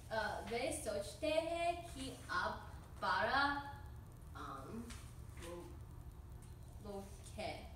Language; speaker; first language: Hindi; non-native, learner; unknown